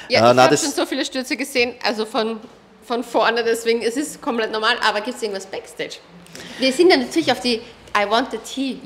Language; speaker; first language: German; native; German